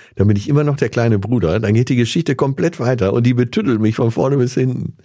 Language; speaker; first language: German; native; German